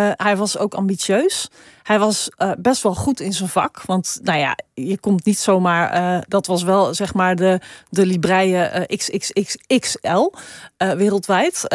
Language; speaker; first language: Dutch; native; Dutch